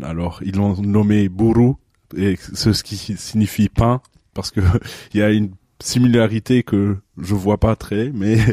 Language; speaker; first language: French; non-native, fluent; German